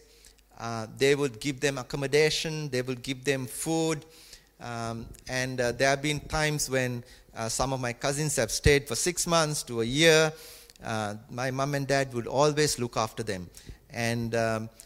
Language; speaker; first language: English; non-native, local second language; Tamil